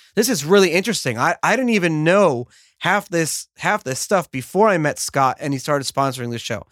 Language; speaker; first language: English; native; English